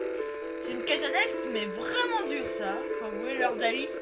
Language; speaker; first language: French; native; French